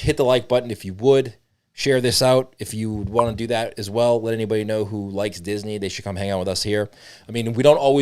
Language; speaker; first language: English; native; English